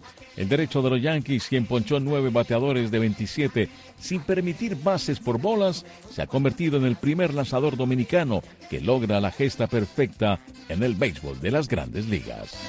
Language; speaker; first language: Spanish; native; Spanish